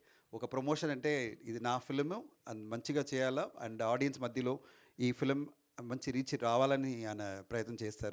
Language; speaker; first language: Telugu; non-native, learner; Tamil